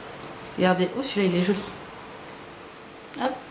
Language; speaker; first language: French; native; French